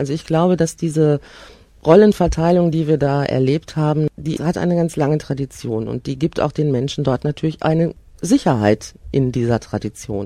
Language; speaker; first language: German; native; German